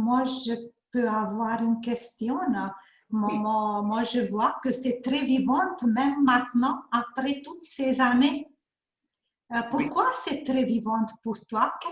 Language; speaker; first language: French; non-native, learner; Hungarian